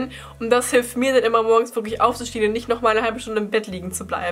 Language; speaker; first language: German; native; German